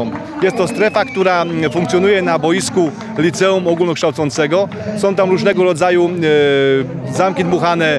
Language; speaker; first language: Polish; native; Polish